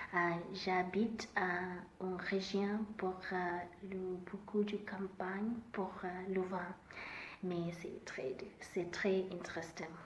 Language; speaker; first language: French; non-native, learner; Southern Sotho